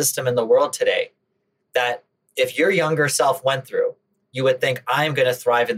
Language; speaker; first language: English; native; English